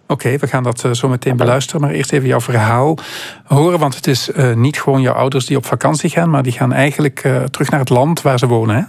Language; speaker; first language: Dutch; native; Dutch